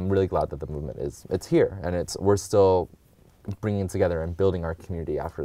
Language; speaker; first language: English; native; English